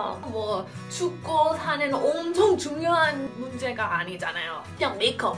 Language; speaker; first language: Korean; non-native, fluent; English